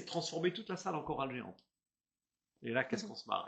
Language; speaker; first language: French; native; French